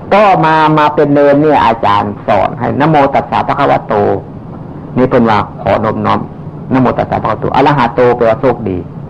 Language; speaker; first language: Thai; native; Thai